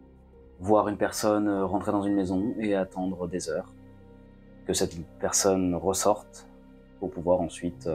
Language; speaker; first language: French; native; French